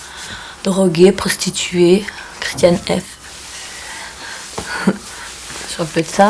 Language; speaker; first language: French; native; French